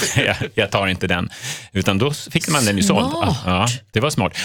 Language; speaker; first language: Swedish; native; Swedish